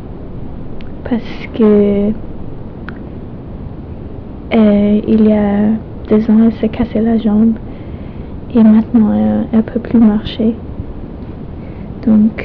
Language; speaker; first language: French; non-native, fluent; English